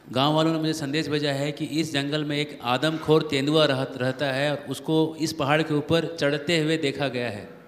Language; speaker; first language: Hindi; native; Hindi